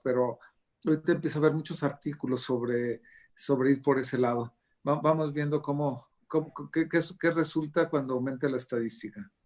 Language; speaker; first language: Spanish; native; Spanish